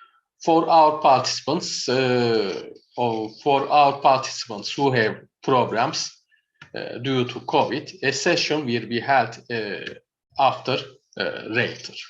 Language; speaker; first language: English; non-native, learner; Turkish